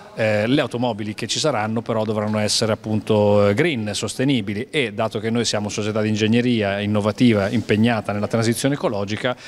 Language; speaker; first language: Italian; native; Italian